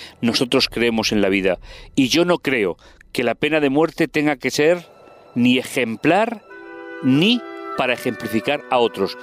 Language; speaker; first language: Spanish; native; Spanish